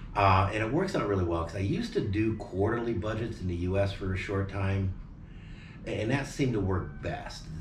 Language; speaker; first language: English; native; English